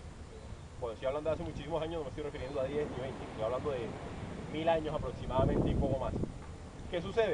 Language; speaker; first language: Spanish; native; Spanish